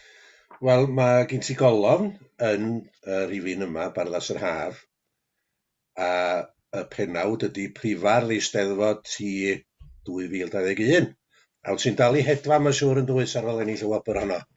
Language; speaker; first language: Welsh; native; Welsh